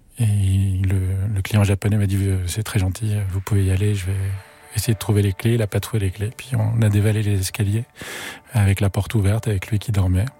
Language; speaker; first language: French; native; French